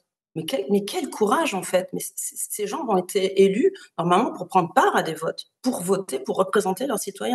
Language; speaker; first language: French; native; French